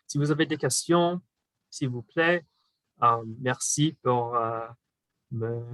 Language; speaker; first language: French; non-native, fluent; English